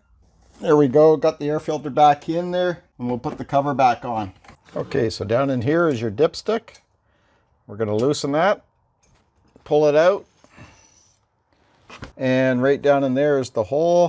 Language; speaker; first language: English; native; English